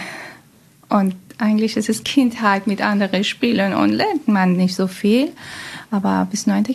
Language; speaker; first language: German; non-native, learner; Persian